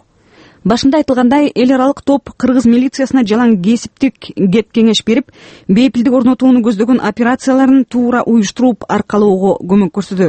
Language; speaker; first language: Kyrgyz; native; Kyrgyz